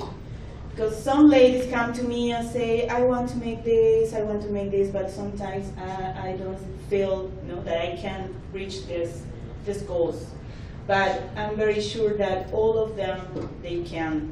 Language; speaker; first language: English; non-native, fluent; Spanish